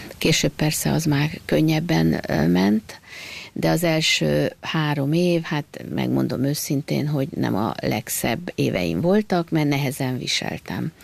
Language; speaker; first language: Hungarian; native; Hungarian